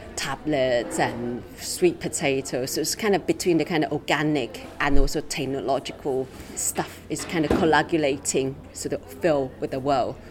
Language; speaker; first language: English; non-native, fluent; Chinese